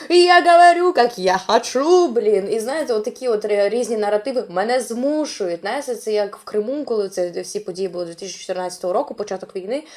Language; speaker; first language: Ukrainian; non-native, local second language; Russian